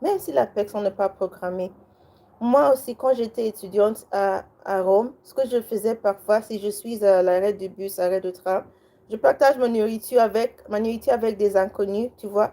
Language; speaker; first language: French; non-native, learner; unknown